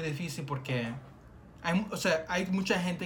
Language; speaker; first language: Spanish; early bilingual, other home language; English